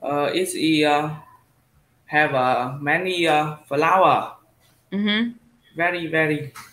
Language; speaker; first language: English; non-native, learner; Vietnamese